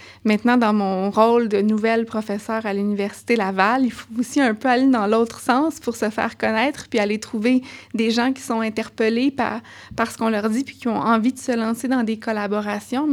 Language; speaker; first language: French; native; French